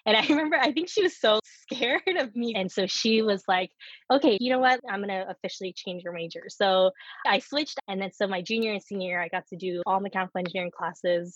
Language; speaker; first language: English; early bilingual, other home language; Korean